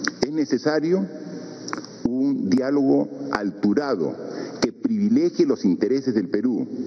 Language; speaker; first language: Spanish; native; Spanish